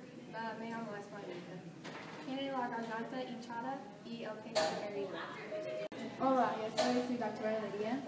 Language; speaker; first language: Spanish; non-native, learner; English